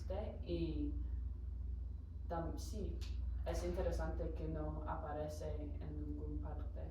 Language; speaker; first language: Spanish; non-native, learner; English